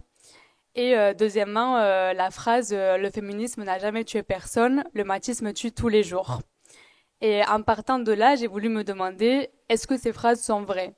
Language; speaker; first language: French; native; French